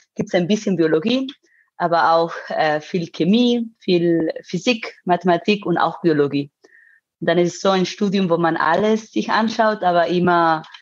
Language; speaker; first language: German; non-native, fluent; Spanish